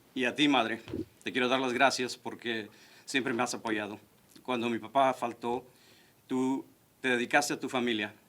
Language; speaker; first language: Spanish; early bilingual, heritage; Spanish